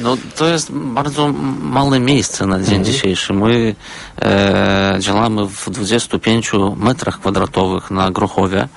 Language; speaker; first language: Polish; non-native, fluent; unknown